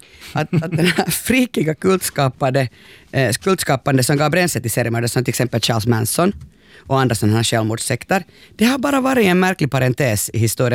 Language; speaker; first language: Swedish; native; Swedish